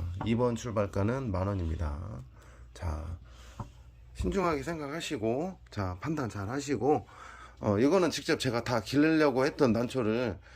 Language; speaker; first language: Korean; native; Korean